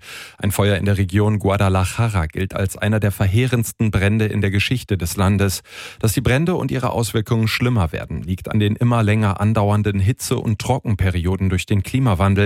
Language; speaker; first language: German; native; German